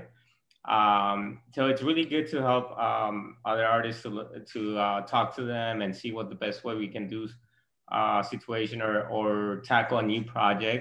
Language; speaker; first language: English; non-native, fluent; Spanish